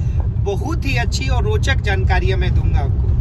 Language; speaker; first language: Hindi; native; Hindi